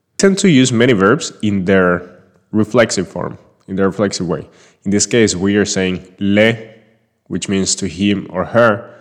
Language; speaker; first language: English; non-native, fluent; Spanish